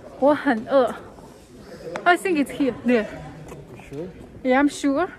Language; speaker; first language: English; non-native, fluent; Chinese